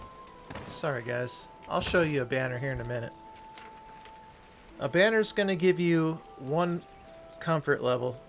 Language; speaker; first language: English; native; English